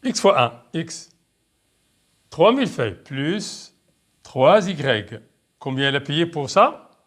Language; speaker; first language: French; non-native, local second language; Arabic